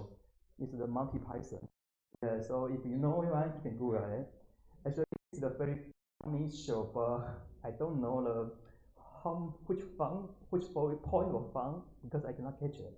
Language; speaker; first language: English; non-native, learner; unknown